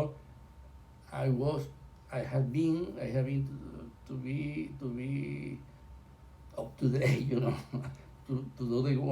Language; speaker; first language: English; non-native, learner; Spanish